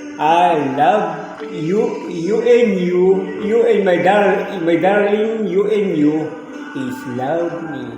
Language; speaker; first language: English; non-native, learner; Filipino